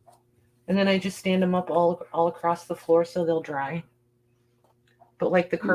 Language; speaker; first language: English; native; English